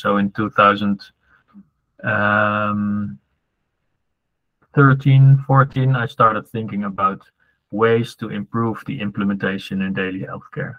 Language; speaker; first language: English; non-native, fluent; Dutch